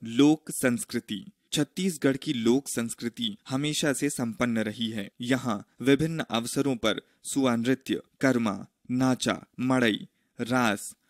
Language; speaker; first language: Hindi; native; Hindi